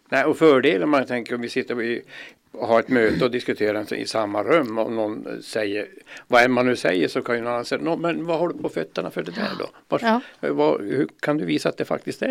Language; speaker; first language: Swedish; native; Swedish